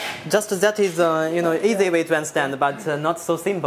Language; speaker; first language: English; non-native, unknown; Chinese